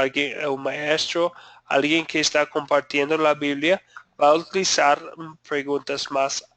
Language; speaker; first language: Spanish; non-native, fluent; English